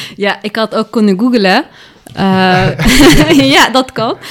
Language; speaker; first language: Dutch; early bilingual, other home language; Arabic